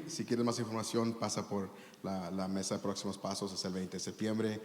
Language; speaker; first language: Spanish; early bilingual, heritage; Spanish